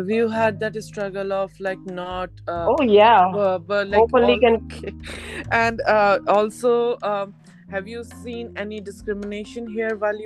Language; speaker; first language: English; non-native, local second language; Hindi